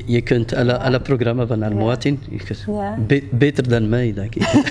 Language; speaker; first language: Dutch; non-native, fluent; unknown